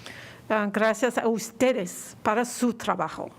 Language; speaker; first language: Spanish; non-native, learner; English